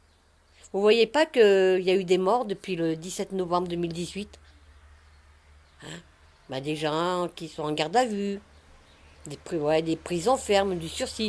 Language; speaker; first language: French; native; French